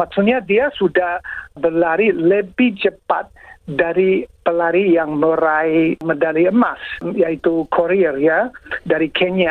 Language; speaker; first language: Indonesian; non-native, fluent; English